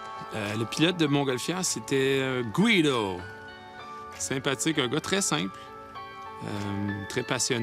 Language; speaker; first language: French; native; French